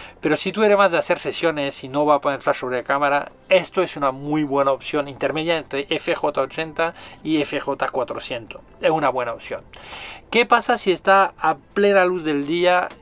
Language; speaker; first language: Spanish; non-native, fluent; French